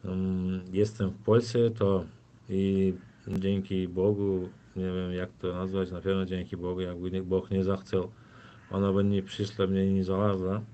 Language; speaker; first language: Polish; non-native, fluent; Turkmen